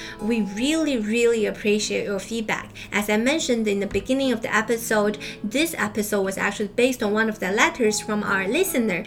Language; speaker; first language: English; non-native, fluent; Chinese